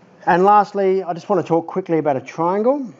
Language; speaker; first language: English; native; English